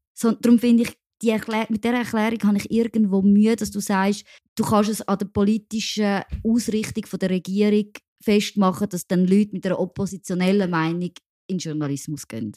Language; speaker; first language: German; non-native, local second language; French